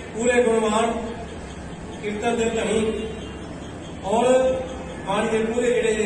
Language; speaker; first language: Hindi; non-native, local second language; Punjabi